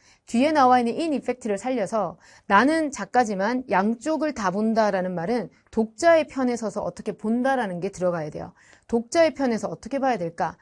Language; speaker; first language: Korean; native; Korean